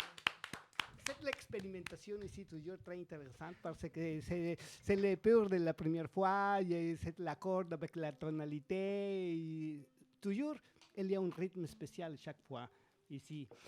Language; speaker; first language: French; non-native, learner; Spanish